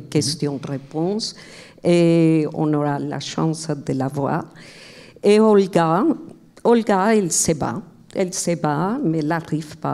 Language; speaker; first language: French; non-native, fluent; Spanish